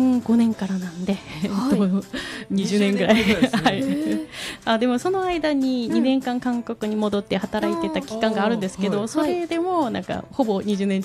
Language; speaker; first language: Japanese; non-native, fluent; Korean